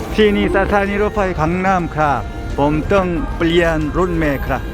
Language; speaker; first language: Thai; non-native, learner; Korean